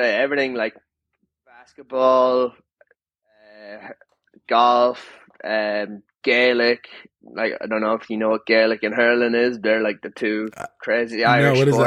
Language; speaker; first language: English; native; English